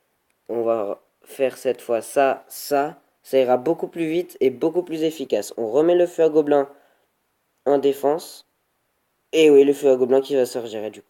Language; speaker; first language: French; native; French